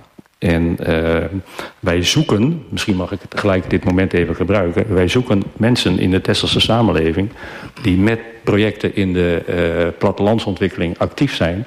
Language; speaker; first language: Dutch; native; Dutch